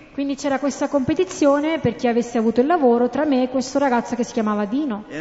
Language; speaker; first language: Italian; non-native, fluent; English